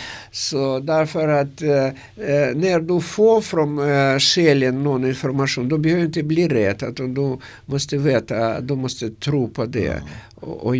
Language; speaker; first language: Swedish; non-native, learner; Russian